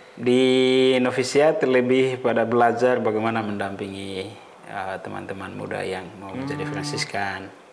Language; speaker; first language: Indonesian; non-native, local second language; Tetum